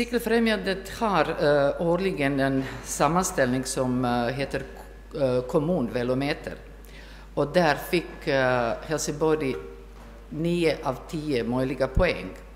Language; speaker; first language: Swedish; non-native, fluent; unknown